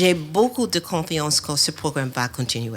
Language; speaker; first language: French; non-native, fluent; English